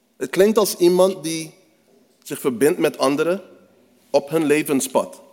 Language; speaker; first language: Dutch; native; Dutch